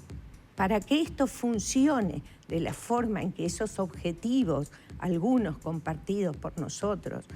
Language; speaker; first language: Spanish; native; Spanish